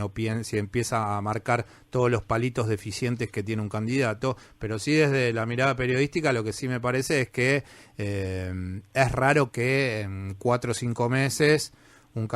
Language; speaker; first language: Spanish; native; Spanish